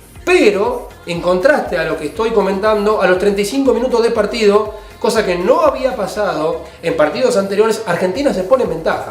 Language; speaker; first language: Spanish; native; Spanish